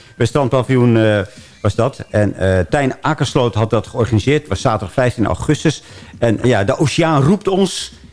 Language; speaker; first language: Dutch; native; Dutch